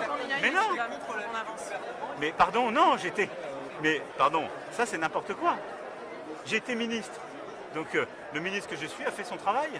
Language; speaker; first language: French; native; French